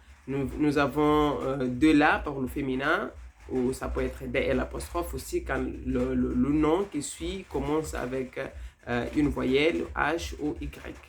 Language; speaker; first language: French; non-native, fluent; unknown